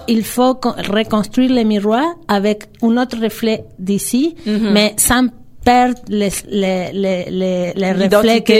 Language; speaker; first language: French; non-native, fluent; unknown